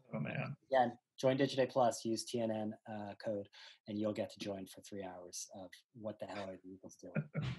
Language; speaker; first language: English; native; English